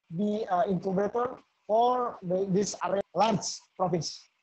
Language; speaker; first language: English; non-native, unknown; Sundanese